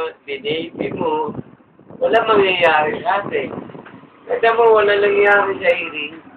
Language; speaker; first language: Filipino; native; Filipino